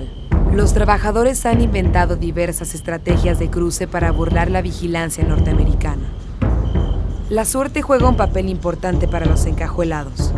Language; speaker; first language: Spanish; native; Spanish